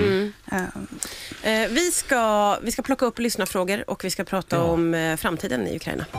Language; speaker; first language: Swedish; native; Swedish